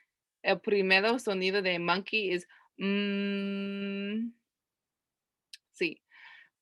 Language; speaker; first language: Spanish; non-native, learner; English